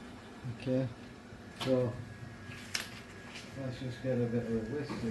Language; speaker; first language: English; native; English